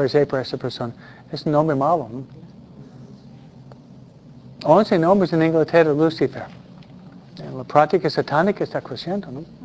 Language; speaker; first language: Spanish; non-native, fluent; English